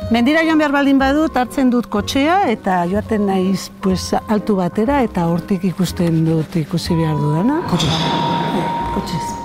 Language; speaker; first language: Basque; non-native, local second language; Spanish